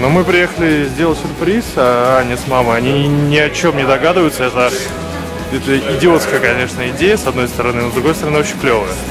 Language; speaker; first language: Russian; native; Russian